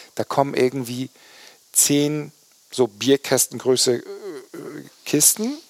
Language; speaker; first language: German; native; German